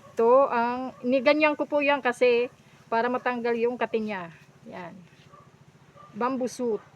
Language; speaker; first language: Filipino; non-native, local second language; Waray